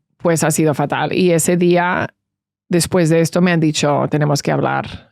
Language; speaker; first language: Spanish; early bilingual, heritage; English